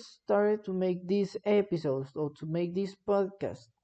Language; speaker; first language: English; non-native, learner; Spanish